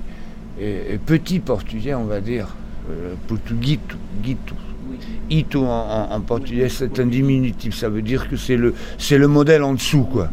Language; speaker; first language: French; non-native, fluent; Portuguese